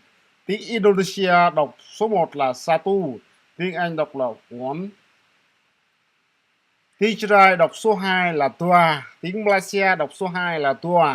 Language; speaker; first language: Vietnamese; non-native, local second language; Jarai